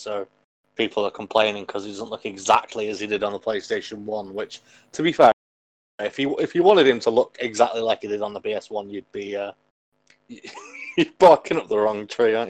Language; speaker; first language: English; native; English